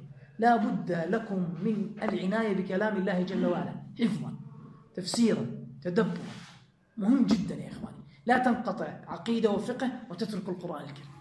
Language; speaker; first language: Arabic; native; Arabic